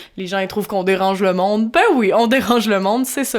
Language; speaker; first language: French; native; French